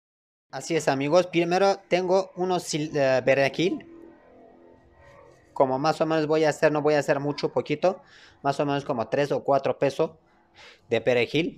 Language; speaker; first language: Spanish; non-native, learner; Turkish